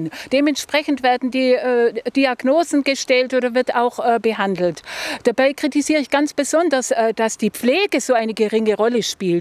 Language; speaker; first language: German; native; German